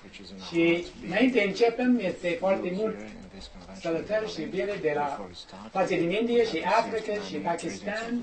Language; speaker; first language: Romanian; non-native, learner; English